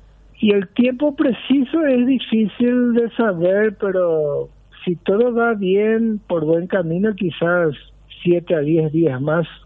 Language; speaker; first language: Spanish; native; Spanish